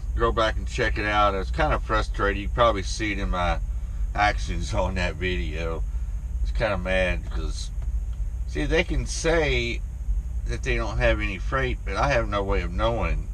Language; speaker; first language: English; native; English